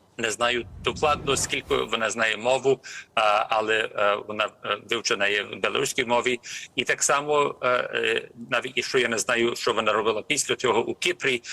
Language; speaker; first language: Ukrainian; early bilingual, heritage; Ukrainian